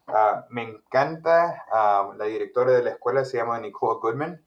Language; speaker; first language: Spanish; early bilingual, heritage; Spanish